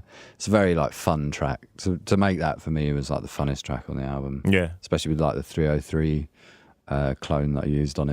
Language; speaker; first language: English; native; English